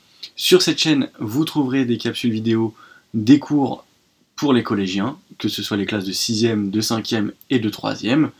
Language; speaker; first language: French; native; French